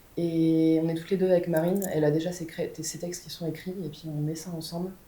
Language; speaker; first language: French; native; French